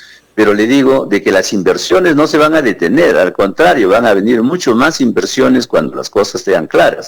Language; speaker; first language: Spanish; native; Spanish